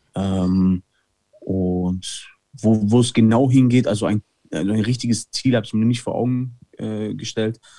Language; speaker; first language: German; early bilingual, other home language; Italian